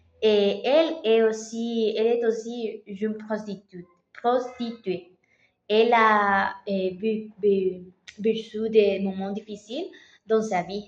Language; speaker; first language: French; non-native, learner; Spanish